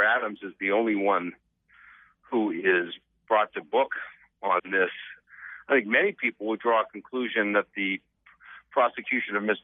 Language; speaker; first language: English; native; English